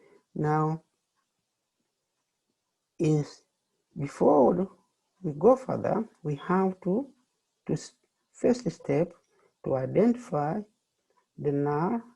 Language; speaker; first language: English; non-native, fluent; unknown